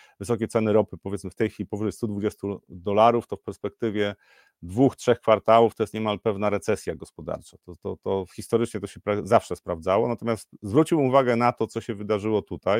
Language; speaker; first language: Polish; native; Polish